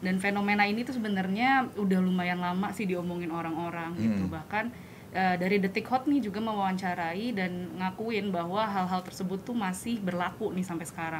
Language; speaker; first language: Indonesian; native; Indonesian